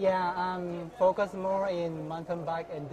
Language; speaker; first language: English; non-native, learner; Chinese